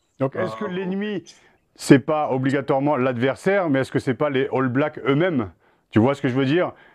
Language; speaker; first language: French; native; French